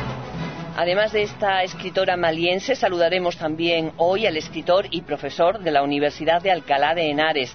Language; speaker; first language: Spanish; native; Spanish